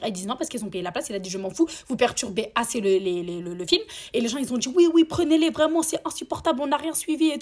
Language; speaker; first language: French; native; French